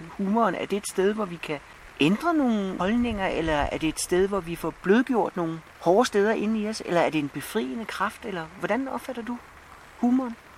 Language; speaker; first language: Danish; native; Danish